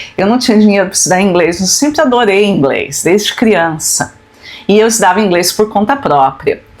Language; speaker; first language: Portuguese; native; Portuguese